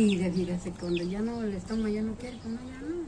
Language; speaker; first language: Spanish; native; Spanish